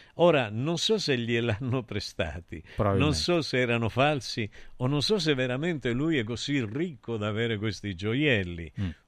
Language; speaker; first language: Italian; native; Italian